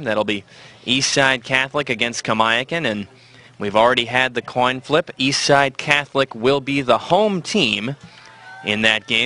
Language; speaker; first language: English; native; English